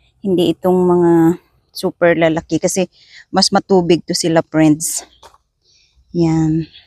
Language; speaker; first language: Filipino; non-native, local second language; Masbatenyo